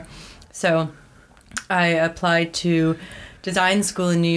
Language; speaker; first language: English; native; English